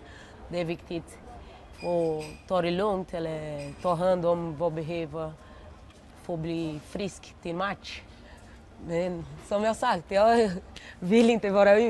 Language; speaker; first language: Swedish; non-native, learner; Portuguese